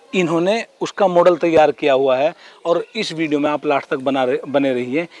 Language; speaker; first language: Hindi; native; Hindi